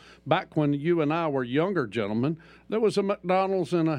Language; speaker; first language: English; native; English